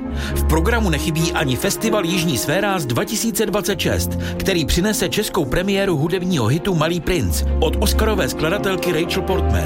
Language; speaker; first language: Czech; native; Czech